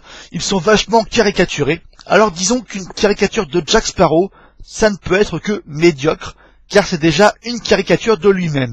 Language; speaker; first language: French; native; French